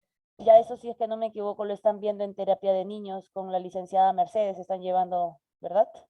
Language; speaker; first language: Spanish; native; Spanish